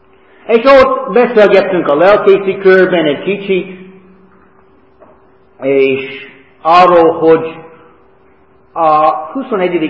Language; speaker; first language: Hungarian; non-native, fluent; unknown